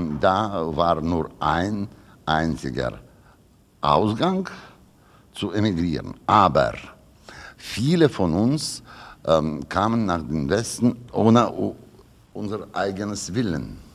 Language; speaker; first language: German; non-native, learner; Russian